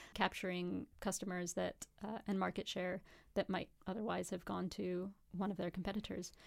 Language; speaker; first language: English; native; English